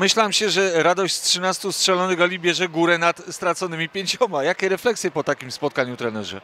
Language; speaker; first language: Polish; native; Polish